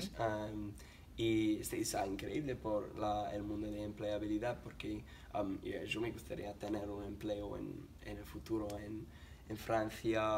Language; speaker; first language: Spanish; non-native, learner; English